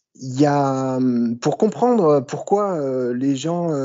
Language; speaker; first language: French; native; French